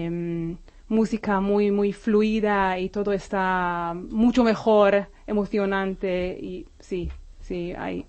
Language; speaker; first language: Spanish; non-native, fluent; Hebrew